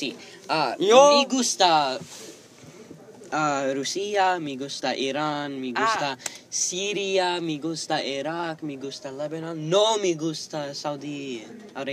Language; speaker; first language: Spanish; non-native, learner; English